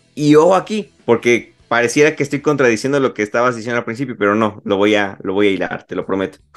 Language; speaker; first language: Spanish; native; Spanish